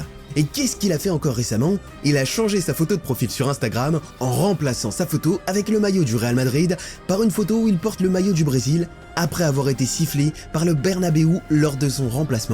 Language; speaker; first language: French; native; French